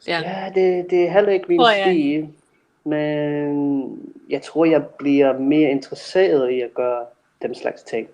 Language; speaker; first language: Danish; non-native, fluent; English